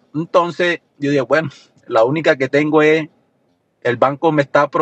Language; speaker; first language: Spanish; native; Spanish